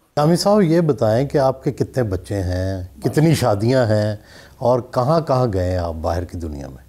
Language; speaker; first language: Urdu; non-native, local second language; Punjabi